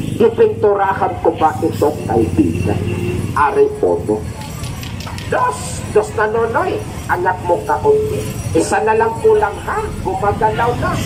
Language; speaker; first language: Filipino; non-native, local second language; Cebuano